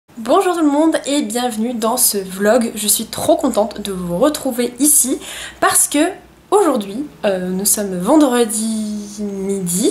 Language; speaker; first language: French; native; French